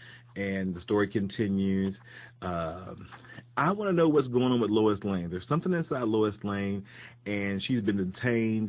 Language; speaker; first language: English; native; English